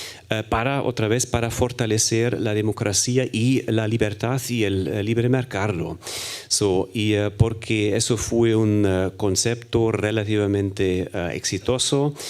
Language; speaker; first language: Spanish; non-native, fluent; German